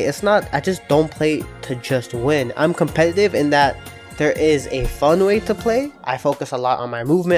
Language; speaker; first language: English; native; English